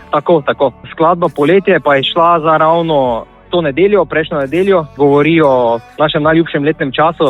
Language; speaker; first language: Slovenian; native; Slovenian